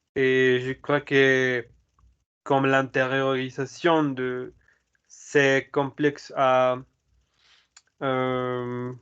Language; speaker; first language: French; non-native, learner; Spanish